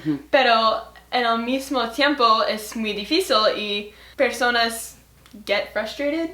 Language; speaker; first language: Spanish; non-native, learner; English